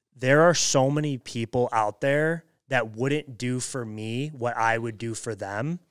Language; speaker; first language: English; native; English